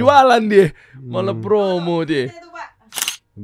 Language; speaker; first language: Indonesian; native; Indonesian